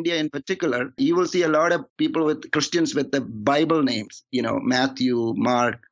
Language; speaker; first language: English; non-native, local second language; Malayalam